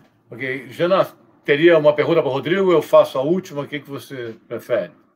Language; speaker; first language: Portuguese; native; Portuguese